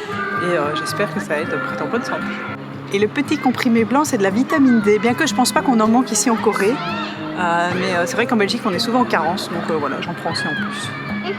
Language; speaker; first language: French; native; French